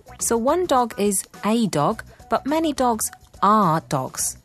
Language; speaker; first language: English; non-native, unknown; Chinese